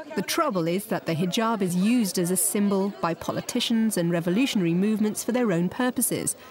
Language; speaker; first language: English; native; English